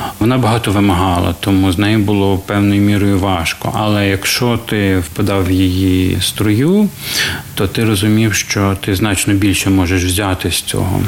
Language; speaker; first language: Ukrainian; native; Ukrainian